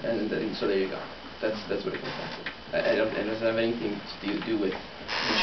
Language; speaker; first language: English; native; English